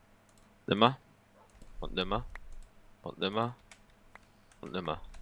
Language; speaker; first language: German; native; German